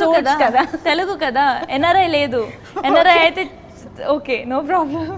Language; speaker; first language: Telugu; non-native, learner; Punjabi